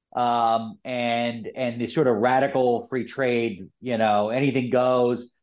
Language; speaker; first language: English; native; English